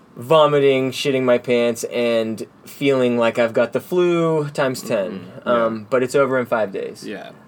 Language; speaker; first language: English; native; English